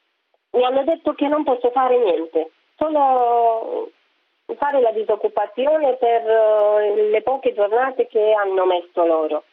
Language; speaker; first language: Italian; non-native, fluent; Romanian